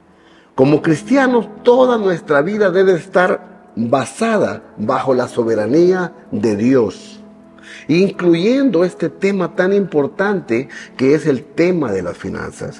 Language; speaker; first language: Spanish; native; Spanish